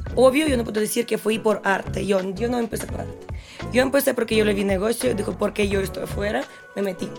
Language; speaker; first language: Spanish; non-native, fluent; Russian